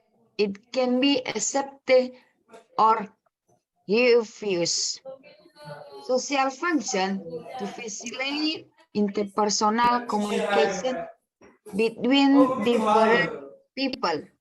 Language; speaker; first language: English; non-native, learner; Indonesian